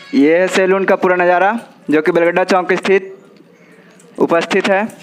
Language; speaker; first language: Hindi; native; Hindi